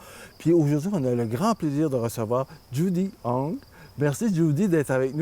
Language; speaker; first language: French; native; French